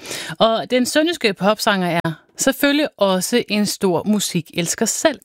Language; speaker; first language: Danish; native; Danish